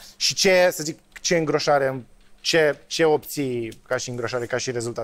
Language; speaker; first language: Romanian; native; Romanian